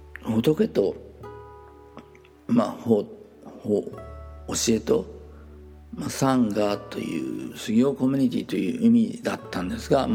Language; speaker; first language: Japanese; native; Japanese